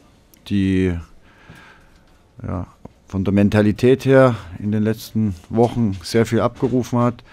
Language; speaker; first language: German; native; German